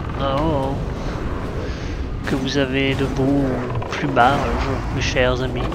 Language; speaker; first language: French; native; French